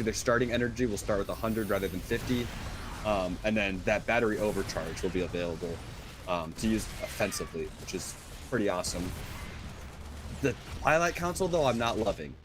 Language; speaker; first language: English; native; English